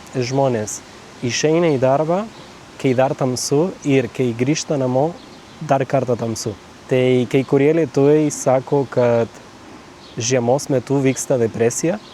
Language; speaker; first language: Lithuanian; non-native, fluent; Spanish